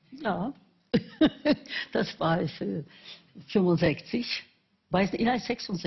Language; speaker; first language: German; non-native, fluent; Norwegian